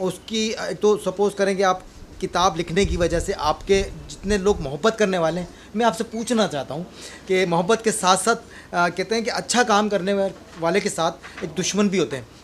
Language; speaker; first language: Urdu; non-native, local second language; Sindhi